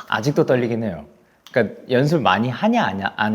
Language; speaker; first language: Korean; native; Korean